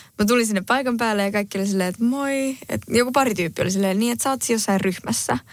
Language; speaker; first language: Finnish; early bilingual, heritage; Spanish